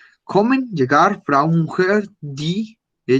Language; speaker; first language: German; non-native, learner; Spanish